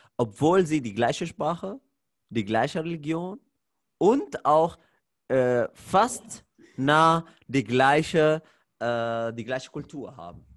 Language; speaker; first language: German; non-native, fluent; Arabic